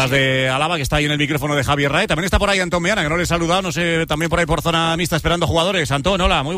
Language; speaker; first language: Spanish; native; Spanish